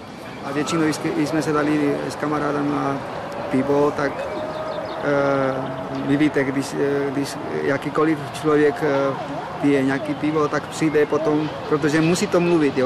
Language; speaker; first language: Czech; non-native, fluent; Spanish